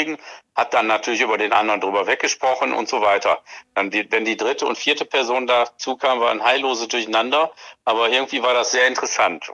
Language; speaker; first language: German; native; German